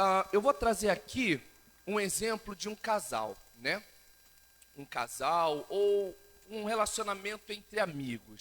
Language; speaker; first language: Portuguese; native; Portuguese